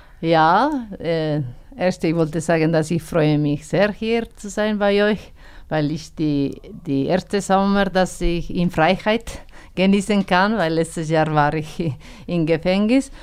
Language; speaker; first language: German; non-native, fluent; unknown